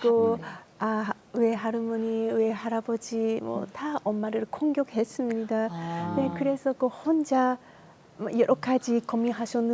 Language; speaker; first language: Korean; non-native, learner; Japanese